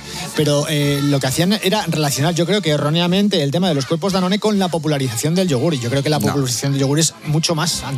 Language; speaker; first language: Spanish; native; Spanish